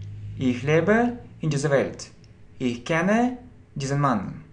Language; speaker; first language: German; non-native, fluent; Russian